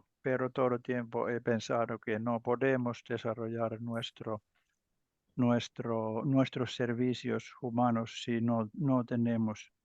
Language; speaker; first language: Spanish; non-native, learner; Finnish